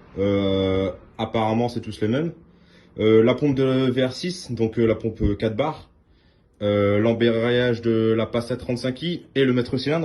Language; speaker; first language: French; native; French